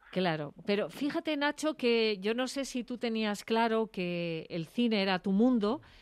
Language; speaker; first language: Spanish; native; Spanish